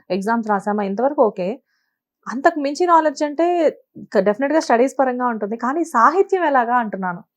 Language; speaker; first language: Telugu; native; Telugu